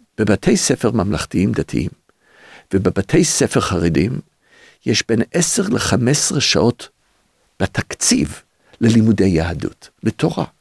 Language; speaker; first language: Hebrew; early bilingual, other home language; English